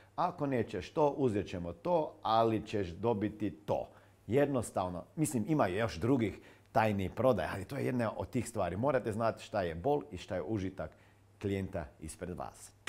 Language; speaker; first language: Croatian; non-native, fluent; Slovenian